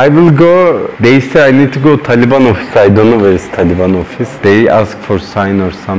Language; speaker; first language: English; non-native, learner; Turkish